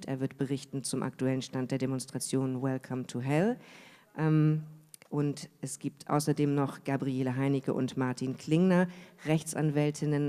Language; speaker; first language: German; native; German